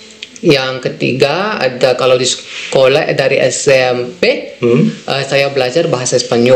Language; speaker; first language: Indonesian; non-native, fluent; Dutch